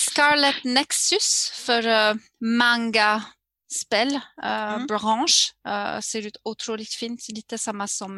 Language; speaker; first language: Swedish; non-native, learner; French